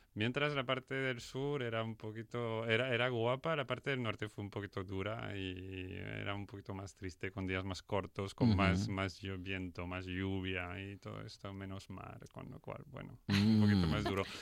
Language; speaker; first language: Spanish; non-native, fluent; French